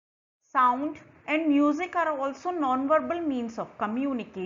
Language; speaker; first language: English; non-native, local second language; Hindi